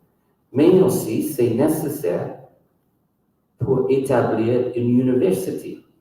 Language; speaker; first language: French; non-native, local second language; English